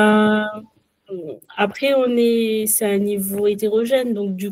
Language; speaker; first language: French; native; French